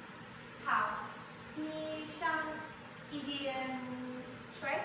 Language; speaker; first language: Chinese; non-native, learner; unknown